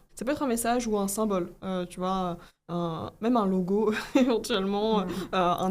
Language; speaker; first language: French; native; French